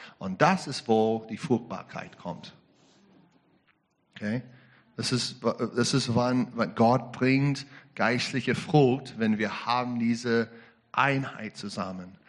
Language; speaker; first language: German; non-native, learner; English